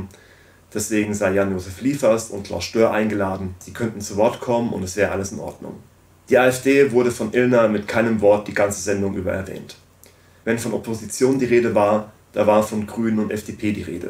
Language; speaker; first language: German; native; German